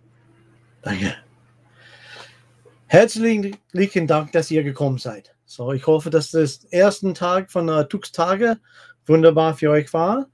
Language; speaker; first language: German; non-native, fluent; English